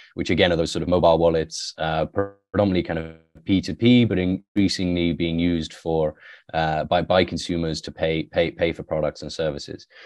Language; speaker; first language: English; native; English